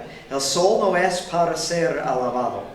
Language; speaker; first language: Spanish; non-native, fluent; English